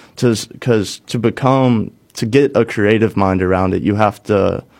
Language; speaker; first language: English; native; English